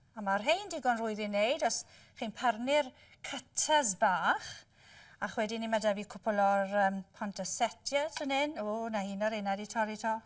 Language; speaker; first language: Welsh; native; Welsh